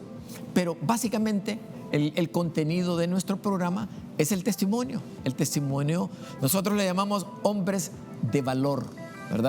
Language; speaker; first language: Spanish; native; Spanish